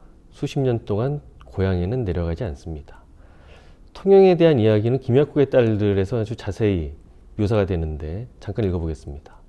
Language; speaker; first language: Korean; native; Korean